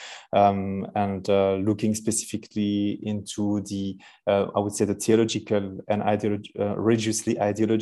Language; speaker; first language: English; non-native, fluent; French